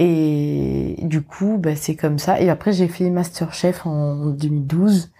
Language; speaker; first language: French; non-native, local second language; Morisyen